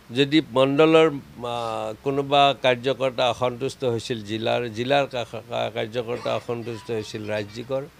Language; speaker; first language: Assamese; native; Assamese